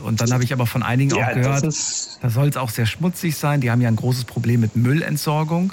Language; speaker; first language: German; native; German